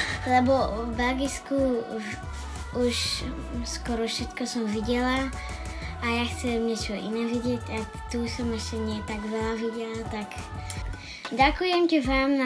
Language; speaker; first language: Slovak; early bilingual, heritage; Slovak